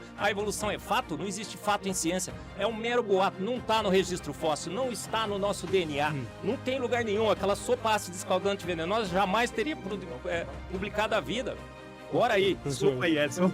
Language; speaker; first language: Portuguese; native; Portuguese